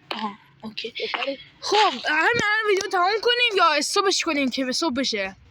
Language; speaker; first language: Persian; native; Persian